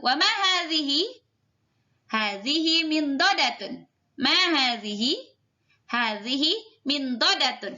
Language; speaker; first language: Arabic; non-native, fluent; Indonesian